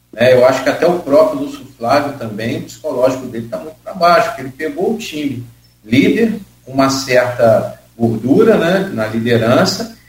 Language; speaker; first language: Portuguese; native; Portuguese